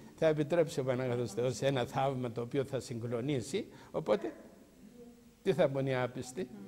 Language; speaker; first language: Greek; native; Greek